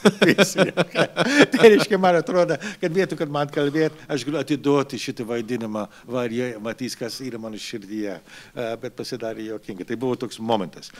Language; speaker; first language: Lithuanian; early bilingual, heritage; Lithuanian